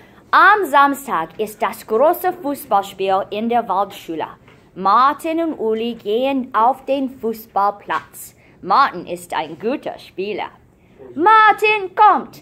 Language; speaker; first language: German; non-native, fluent; English